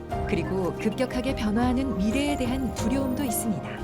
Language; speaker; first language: Korean; native; Korean